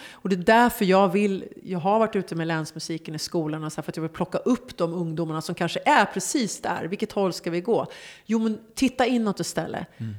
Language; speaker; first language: Swedish; early bilingual, other home language; Persian